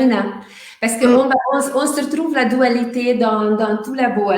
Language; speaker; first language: French; non-native, learner; Hungarian